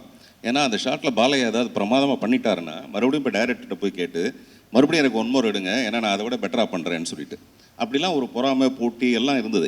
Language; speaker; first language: Tamil; native; Tamil